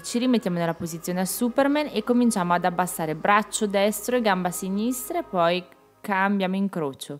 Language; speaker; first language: Italian; native; Italian